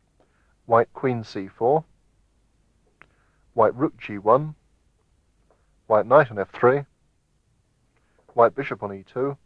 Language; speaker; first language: English; native; English